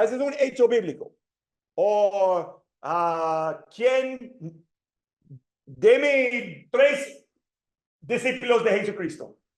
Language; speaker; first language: Spanish; non-native, fluent; English